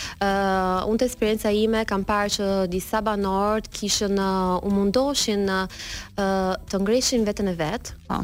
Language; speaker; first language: Albanian; early bilingual, heritage; Albanian